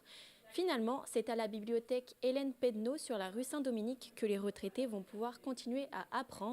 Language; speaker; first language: French; native; French